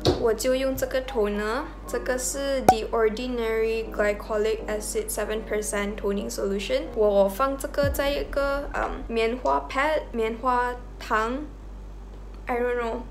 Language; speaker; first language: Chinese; non-native, local second language; Malay